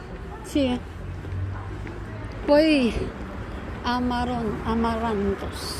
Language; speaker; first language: Italian; non-native, fluent; Filipino